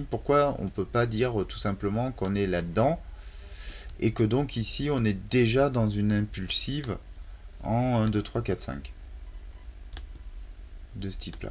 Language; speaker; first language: French; native; French